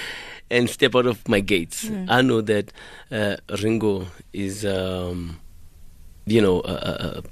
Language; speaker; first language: English; non-native, local second language; Xhosa